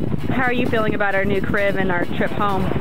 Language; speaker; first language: English; native; English